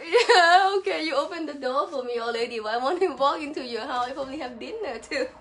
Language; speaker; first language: English; non-native, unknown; Thai